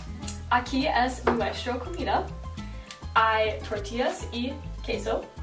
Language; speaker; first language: Spanish; non-native, learner; English